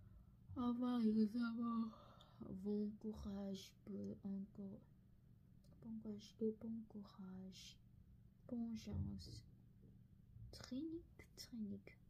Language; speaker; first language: French; non-native, learner; Korean